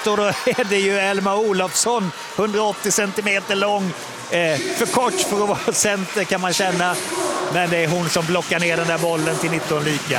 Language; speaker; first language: Swedish; native; Swedish